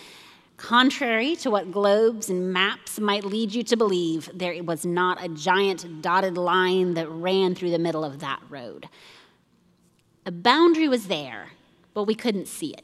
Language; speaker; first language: English; native; English